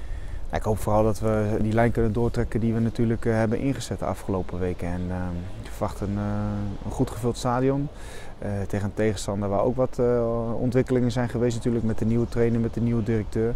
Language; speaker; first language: Dutch; native; Dutch